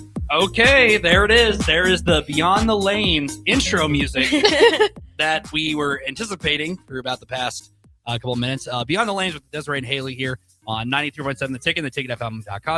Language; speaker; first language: English; native; English